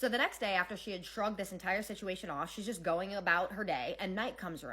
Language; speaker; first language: English; native; English